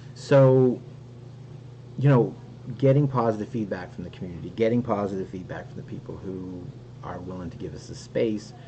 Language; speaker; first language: English; native; English